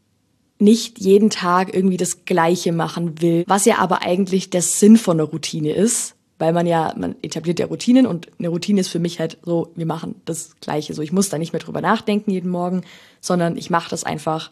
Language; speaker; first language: German; native; German